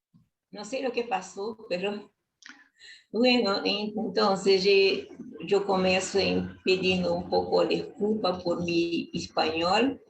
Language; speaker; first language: Spanish; non-native, learner; Portuguese